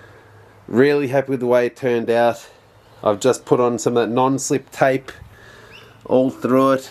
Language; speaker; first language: English; native; English